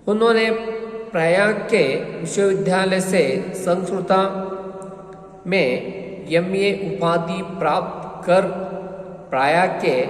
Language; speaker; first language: Hindi; non-native, local second language; Kannada